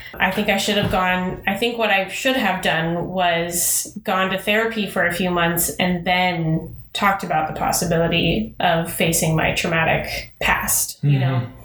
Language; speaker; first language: English; native; English